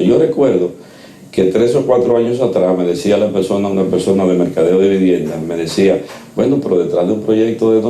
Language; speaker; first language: Spanish; native; Spanish